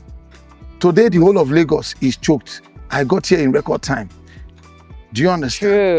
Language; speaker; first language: English; non-native, local second language; Igbo